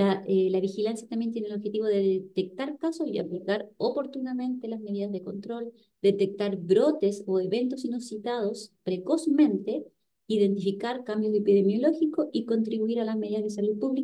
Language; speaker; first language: Spanish; native; Spanish